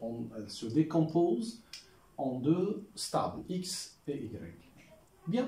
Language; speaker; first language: French; non-native, local second language; Arabic